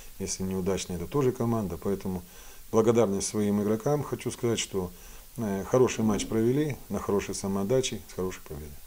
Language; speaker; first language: Russian; native; Russian